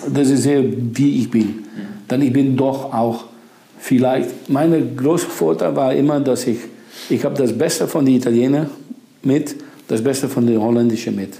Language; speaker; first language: German; non-native, fluent; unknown